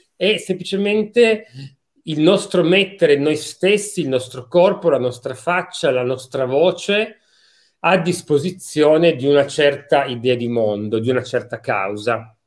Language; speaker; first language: Italian; native; Italian